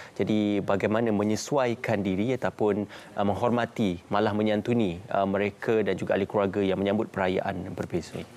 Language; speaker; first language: Malay; native; Malay